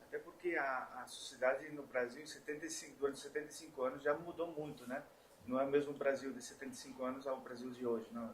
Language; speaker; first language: Portuguese; non-native, fluent; Spanish